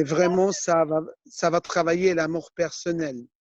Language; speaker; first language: French; non-native, fluent; Spanish